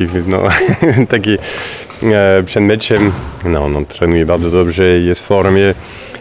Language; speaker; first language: Polish; non-native, fluent; French